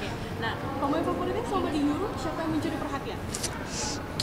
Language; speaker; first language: Indonesian; native; Indonesian